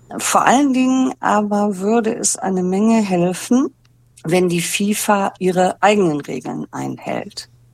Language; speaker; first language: German; native; German